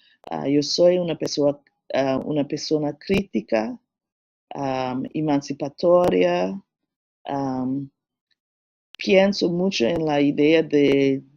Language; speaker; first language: Spanish; non-native, learner; English